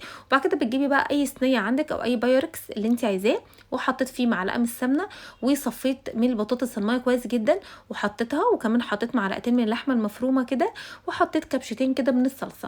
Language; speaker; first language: Arabic; native; Arabic